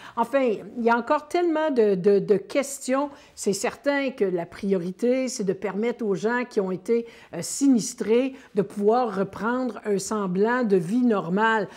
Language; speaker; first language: French; native; French